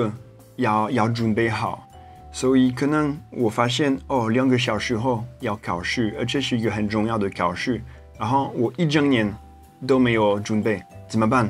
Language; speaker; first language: Chinese; non-native, fluent; French